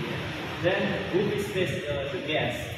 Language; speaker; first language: English; non-native, learner; Indonesian